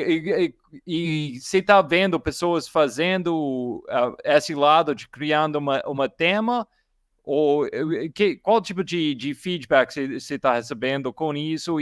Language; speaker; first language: Portuguese; non-native, learner; English